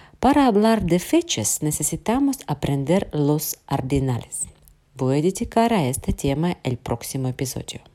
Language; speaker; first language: Spanish; non-native, fluent; Russian